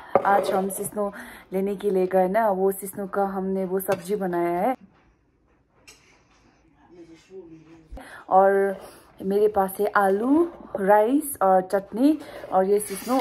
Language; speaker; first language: Hindi; non-native, local second language; Nepali